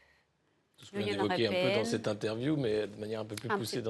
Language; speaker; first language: French; native; French